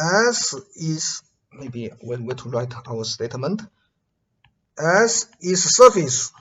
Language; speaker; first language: English; non-native, fluent; Chinese